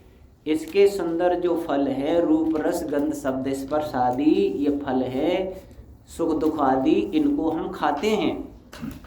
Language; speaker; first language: Hindi; native; Hindi